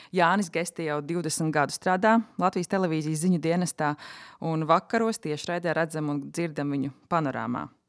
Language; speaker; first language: Latvian; native; Latvian